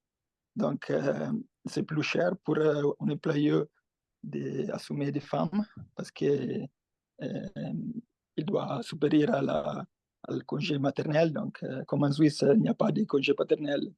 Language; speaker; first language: French; non-native, fluent; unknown